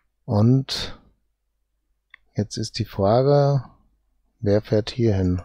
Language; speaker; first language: German; native; German